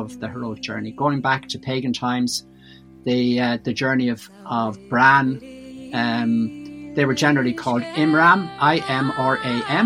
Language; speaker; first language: English; native; English